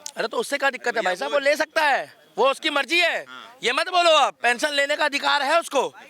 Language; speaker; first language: Hindi; native; Hindi